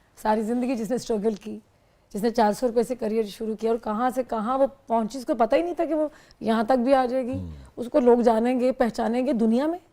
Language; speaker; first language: Urdu; non-native, local second language; Punjabi